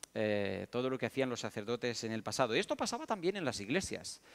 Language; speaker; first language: Spanish; early bilingual, other home language; Romanian